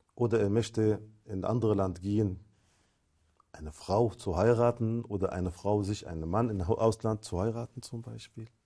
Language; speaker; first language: German; non-native, fluent; Arabic